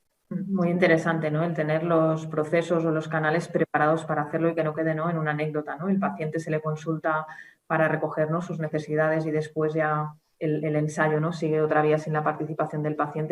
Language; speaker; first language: Spanish; native; Spanish